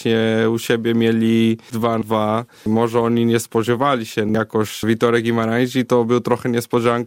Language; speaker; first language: Polish; non-native, fluent; Portuguese